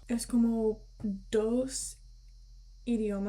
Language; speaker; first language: Spanish; early bilingual, heritage; Spanish